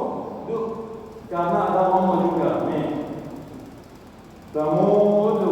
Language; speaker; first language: Indonesian; non-native, learner; Arabic